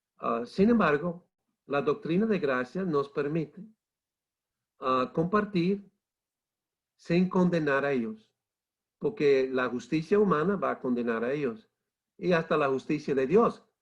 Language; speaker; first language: Spanish; non-native, fluent; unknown